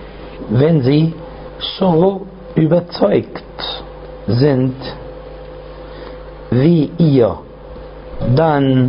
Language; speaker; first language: German; non-native, fluent; Arabic